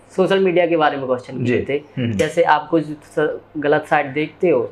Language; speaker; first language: Hindi; native; Hindi